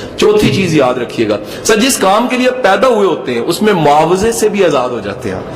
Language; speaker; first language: Urdu; non-native, local second language; Punjabi